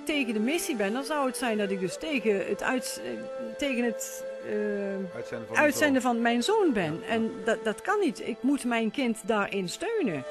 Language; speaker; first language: Dutch; native; Dutch